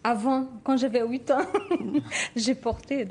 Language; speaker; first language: French; non-native, fluent; Portuguese